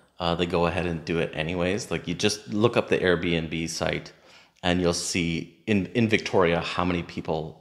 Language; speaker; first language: English; native; English